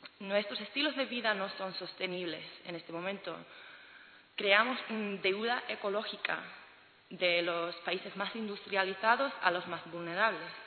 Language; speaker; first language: Spanish; non-native, learner; English